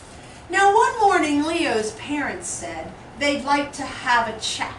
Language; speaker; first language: English; native; English